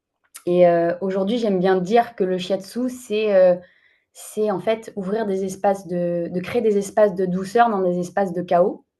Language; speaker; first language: French; native; French